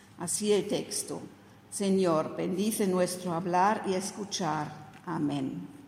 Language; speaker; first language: Spanish; non-native, fluent; German